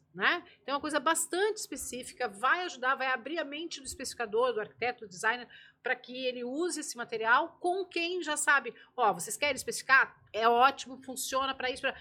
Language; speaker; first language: Portuguese; native; Portuguese